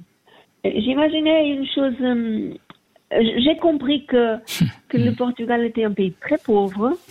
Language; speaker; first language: French; non-native, learner; Portuguese